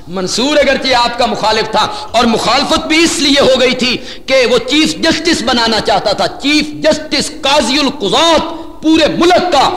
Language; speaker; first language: Urdu; non-native, local second language; Punjabi